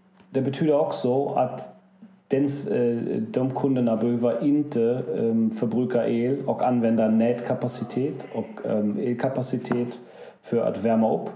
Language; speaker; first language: Swedish; non-native, fluent; German